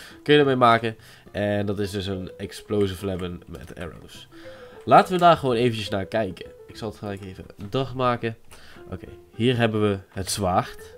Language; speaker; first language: Dutch; native; Dutch